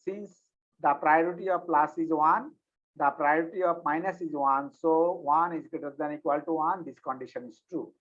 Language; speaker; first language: English; non-native, local second language; Bangla